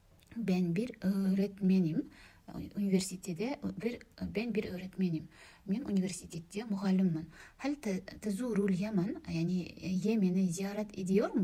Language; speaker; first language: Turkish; non-native, learner; Kazakh